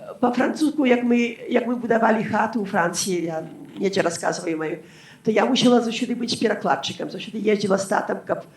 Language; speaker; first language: Belarusian; native; Belarusian